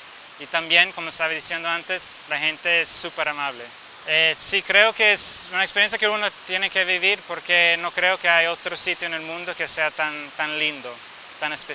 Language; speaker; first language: Spanish; non-native, fluent; Italian